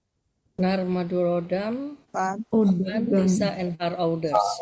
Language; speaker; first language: Dutch; non-native, learner; Indonesian